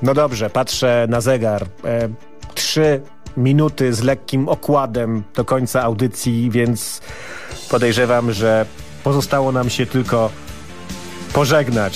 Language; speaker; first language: Polish; native; Polish